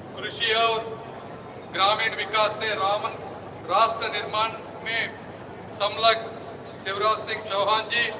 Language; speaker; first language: Hindi; non-native, local second language; Telugu